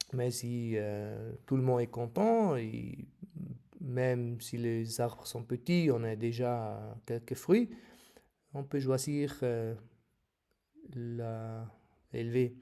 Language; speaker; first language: French; non-native, learner; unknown